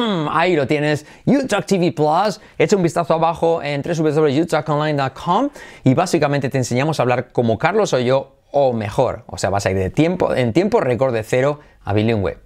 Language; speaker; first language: Spanish; native; Spanish